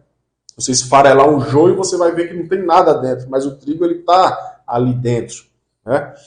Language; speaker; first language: Portuguese; native; Portuguese